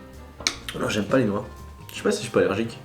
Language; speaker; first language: French; native; French